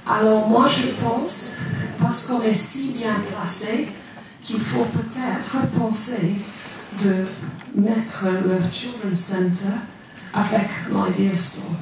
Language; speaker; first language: French; non-native, fluent; English